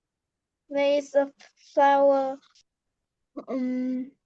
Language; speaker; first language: English; non-native, learner; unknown